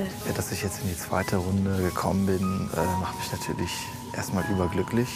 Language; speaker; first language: German; native; German